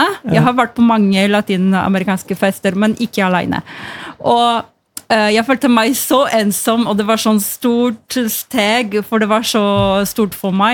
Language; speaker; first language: Norwegian; non-native, fluent; Polish